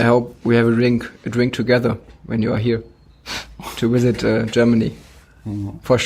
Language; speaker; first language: English; non-native, fluent; German